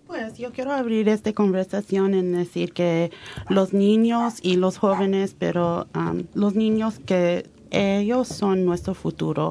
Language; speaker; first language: Spanish; early bilingual, heritage; Spanish